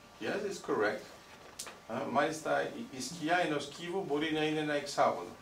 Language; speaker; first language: Greek; early bilingual, heritage; Greek